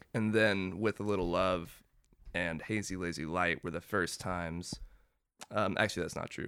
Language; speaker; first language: English; native; English